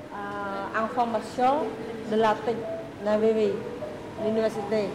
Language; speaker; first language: French; non-native, learner; Khmer